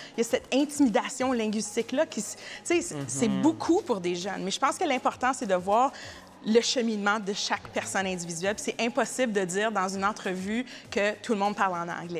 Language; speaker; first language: French; native; French